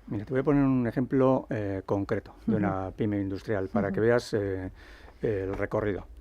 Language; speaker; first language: Spanish; native; Spanish